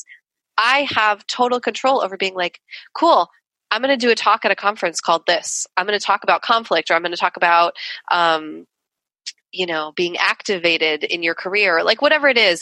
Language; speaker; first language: English; native; English